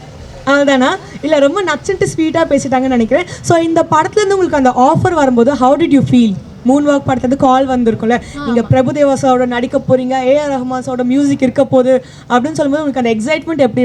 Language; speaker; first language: Tamil; native; Tamil